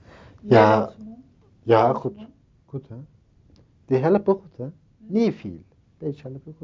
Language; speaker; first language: Dutch; non-native, learner; Turkish